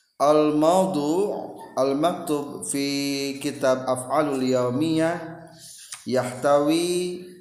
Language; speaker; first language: Arabic; non-native, fluent; Indonesian